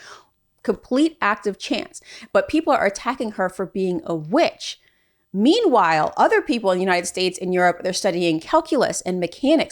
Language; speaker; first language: English; native; English